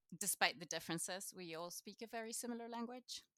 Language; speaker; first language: English; non-native, fluent; Spanish